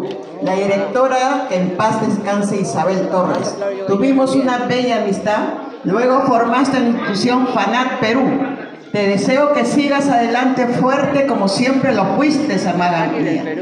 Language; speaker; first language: Spanish; native; Spanish